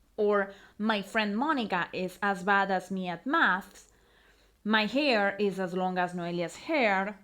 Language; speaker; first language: English; non-native, fluent; Spanish